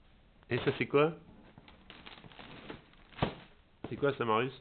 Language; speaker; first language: French; native; French